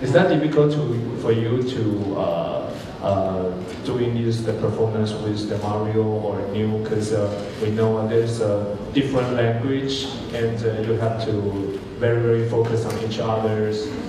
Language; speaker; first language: English; non-native, learner; Chinese